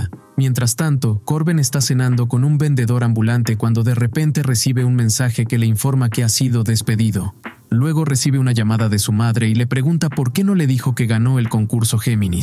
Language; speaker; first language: Spanish; native; Spanish